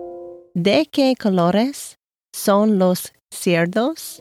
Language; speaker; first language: Spanish; non-native, learner; English